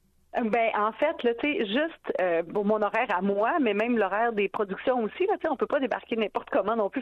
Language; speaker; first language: French; native; French